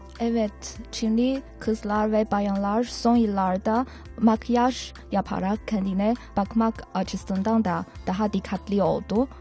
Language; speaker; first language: Turkish; non-native, learner; Chinese